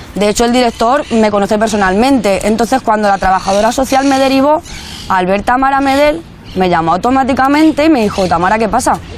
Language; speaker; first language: Spanish; native; Spanish